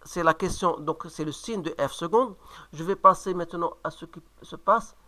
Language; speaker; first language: French; non-native, local second language; Arabic